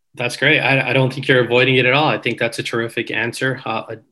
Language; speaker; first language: English; early bilingual, other home language; Hindi